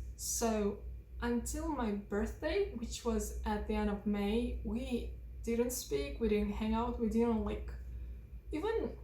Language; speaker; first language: English; non-native, fluent; Russian